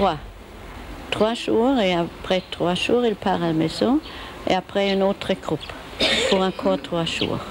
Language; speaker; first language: French; non-native, learner; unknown